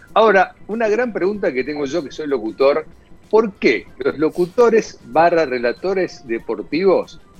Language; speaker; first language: Spanish; native; Spanish